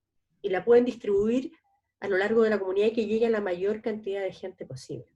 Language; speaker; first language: Spanish; native; Spanish